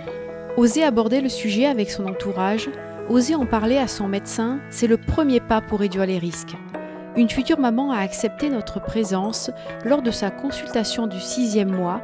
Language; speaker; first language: French; native; French